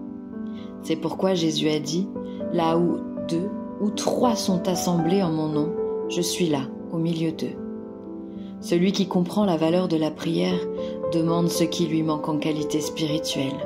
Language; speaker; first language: French; native; French